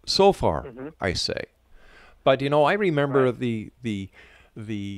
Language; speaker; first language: English; native; English